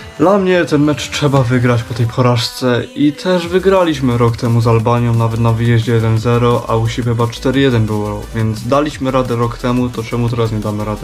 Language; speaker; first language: Polish; early bilingual, heritage; Polish